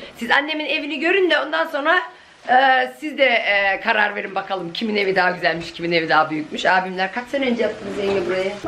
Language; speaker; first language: Turkish; native; Turkish